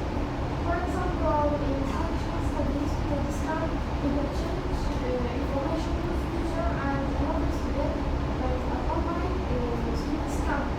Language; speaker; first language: English; non-native, learner; Kurdish